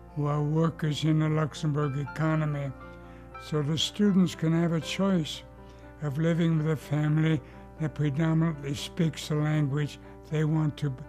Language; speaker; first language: English; early bilingual, other home language; Luxembourgish